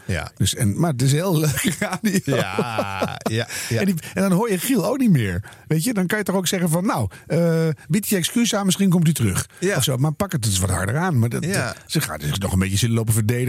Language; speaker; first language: Dutch; native; Dutch